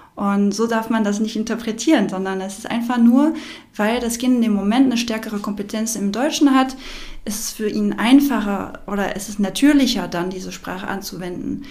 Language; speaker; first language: German; non-native, fluent; French